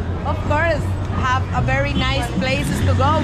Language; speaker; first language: English; non-native, learner; Spanish